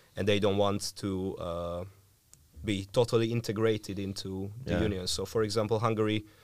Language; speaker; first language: English; non-native, fluent; Hungarian